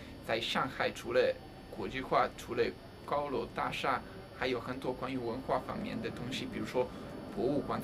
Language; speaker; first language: Chinese; non-native, fluent; Italian